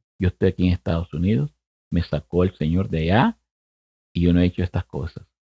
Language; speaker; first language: Spanish; native; Spanish